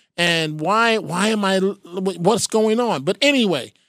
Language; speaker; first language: English; native; English